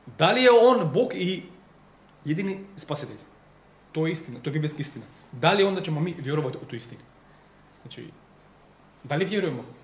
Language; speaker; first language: Serbian; non-native, fluent; Macedonian